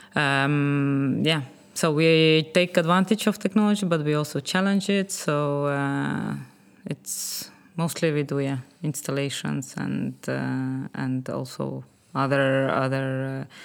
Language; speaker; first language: English; non-native, fluent; Estonian